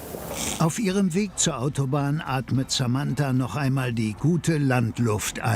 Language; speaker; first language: German; native; German